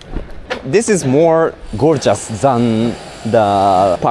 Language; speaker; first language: English; non-native, learner; Japanese